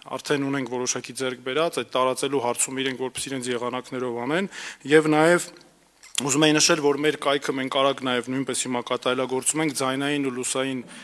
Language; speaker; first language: Armenian; native; Armenian